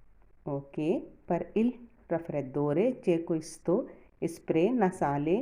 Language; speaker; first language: Italian; non-native, fluent; Urdu